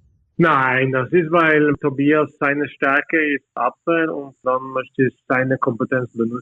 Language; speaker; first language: German; non-native, fluent; Norwegian